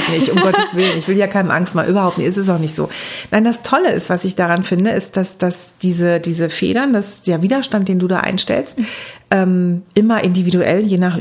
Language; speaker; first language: German; native; German